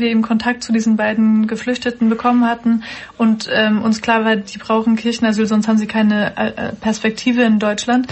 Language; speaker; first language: German; native; German